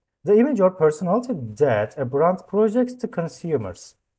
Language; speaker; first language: English; non-native, fluent; Turkish